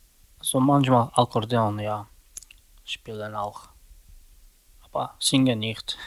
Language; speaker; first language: German; non-native, learner; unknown